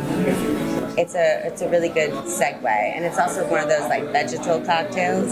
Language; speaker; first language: English; native; English